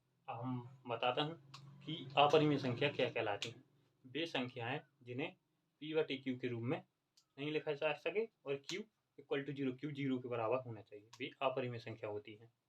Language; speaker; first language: Hindi; native; Hindi